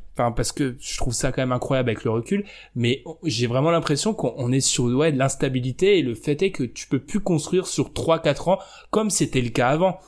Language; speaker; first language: French; native; French